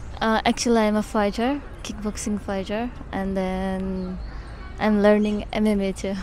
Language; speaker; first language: English; non-native, fluent; Nepali